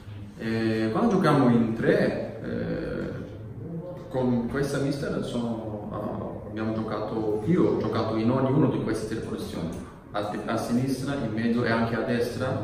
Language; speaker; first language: Italian; non-native, learner; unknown